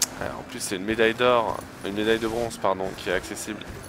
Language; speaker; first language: French; native; French